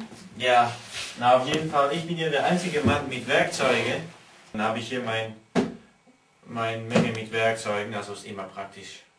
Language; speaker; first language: German; non-native, fluent; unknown